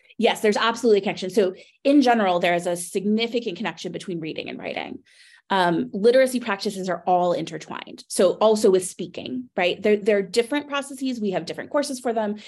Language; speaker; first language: English; native; English